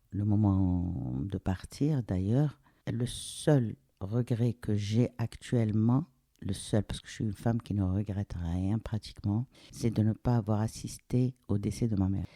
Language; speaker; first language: French; non-native, local second language; Arabic